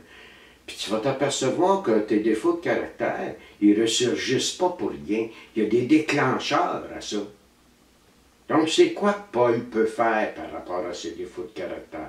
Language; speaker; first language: French; native; French